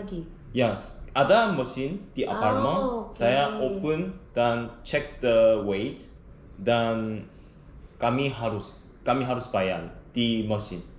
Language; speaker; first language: Indonesian; non-native, learner; Korean